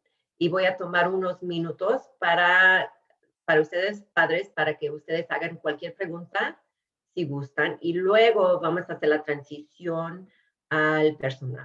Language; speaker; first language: Spanish; early bilingual, other home language; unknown